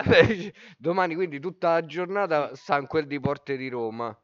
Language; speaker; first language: Italian; native; Italian